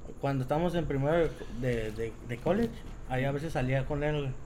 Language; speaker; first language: Spanish; native; Spanish